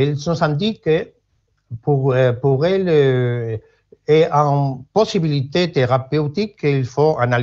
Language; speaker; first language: French; non-native, learner; Spanish